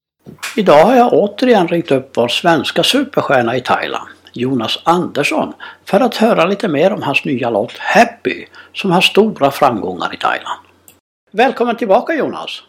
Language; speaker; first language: Swedish; native; Swedish